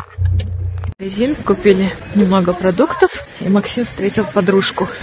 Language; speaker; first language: Russian; native; Russian